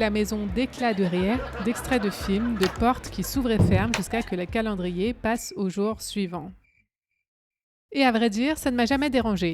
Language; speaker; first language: French; native; French